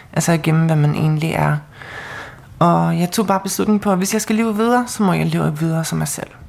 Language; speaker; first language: Danish; non-native, local second language; Faroese